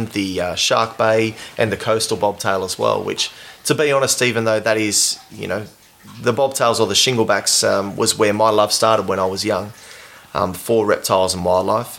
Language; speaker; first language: English; native; English